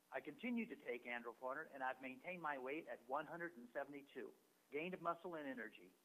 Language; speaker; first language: English; native; English